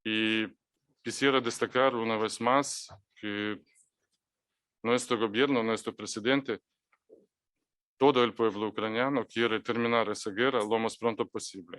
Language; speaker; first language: Spanish; non-native, fluent; Ukrainian